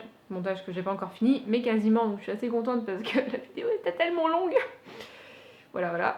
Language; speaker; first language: French; native; French